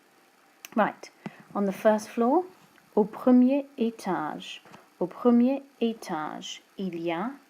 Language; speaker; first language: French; non-native, fluent; English